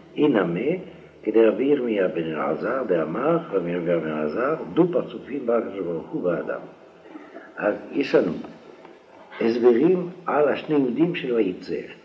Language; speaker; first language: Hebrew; non-native, fluent; French